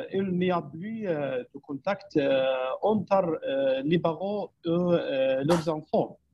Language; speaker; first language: French; non-native, fluent; Arabic